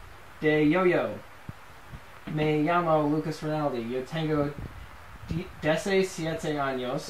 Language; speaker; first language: Spanish; non-native, learner; English